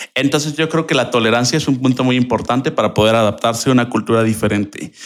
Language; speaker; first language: Spanish; native; Spanish